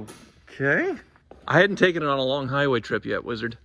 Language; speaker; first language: English; native; English